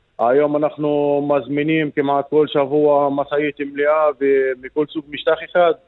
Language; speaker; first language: Hebrew; non-native, local second language; Arabic